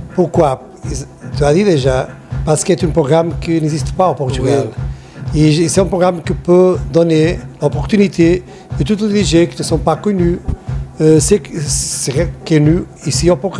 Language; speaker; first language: French; non-native, learner; Portuguese